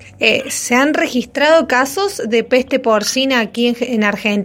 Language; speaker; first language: Spanish; native; Spanish